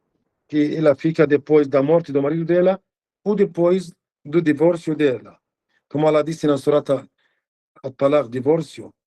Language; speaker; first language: Portuguese; non-native, fluent; Arabic